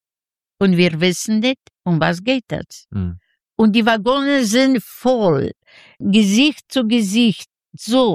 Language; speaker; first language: German; non-native, fluent; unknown